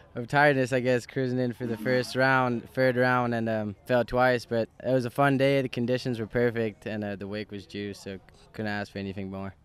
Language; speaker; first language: English; non-native, fluent; Japanese